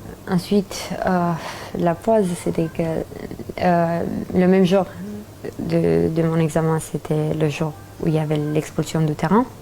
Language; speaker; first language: French; early bilingual, other home language; Romanian